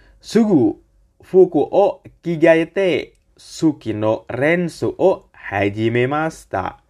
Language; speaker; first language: Japanese; non-native, learner; Indonesian